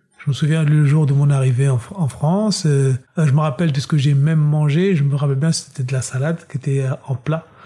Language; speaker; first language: French; early bilingual, other home language; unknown